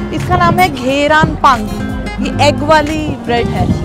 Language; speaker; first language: Hindi; native; Hindi